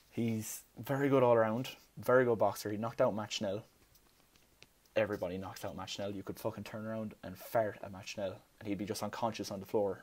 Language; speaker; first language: English; native; English